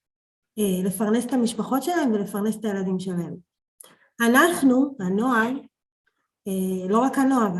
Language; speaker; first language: Hebrew; early bilingual, other home language; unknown